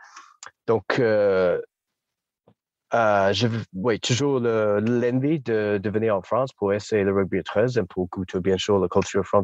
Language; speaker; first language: French; non-native, fluent; English